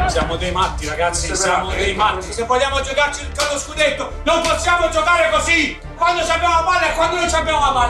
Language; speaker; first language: Italian; native; Italian